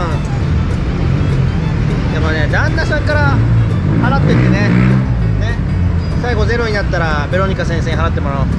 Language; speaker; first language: Japanese; native; Japanese